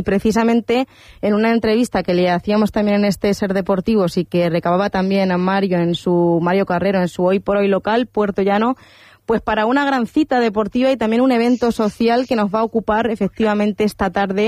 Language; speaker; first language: Spanish; native; Spanish